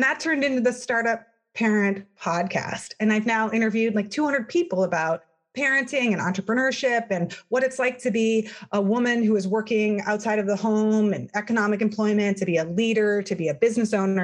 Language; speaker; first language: English; native; English